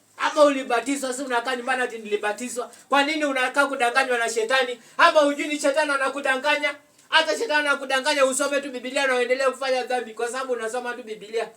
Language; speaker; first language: Swahili; non-native, local second language; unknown